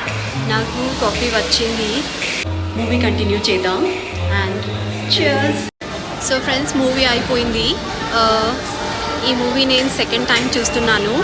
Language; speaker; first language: Telugu; non-native, learner; Kannada